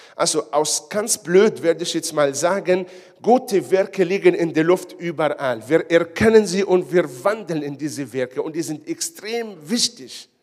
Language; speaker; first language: German; non-native, fluent; Hebrew